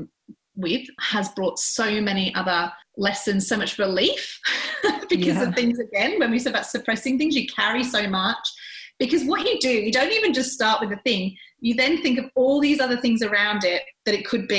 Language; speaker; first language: English; native; English